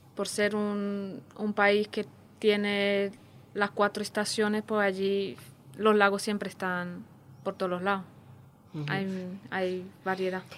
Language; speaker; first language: Spanish; non-native, fluent; Romanian